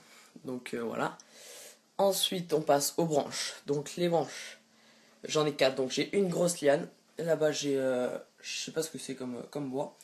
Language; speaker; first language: French; native; French